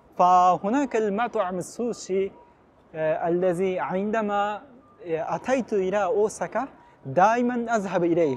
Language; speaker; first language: Arabic; non-native, fluent; Japanese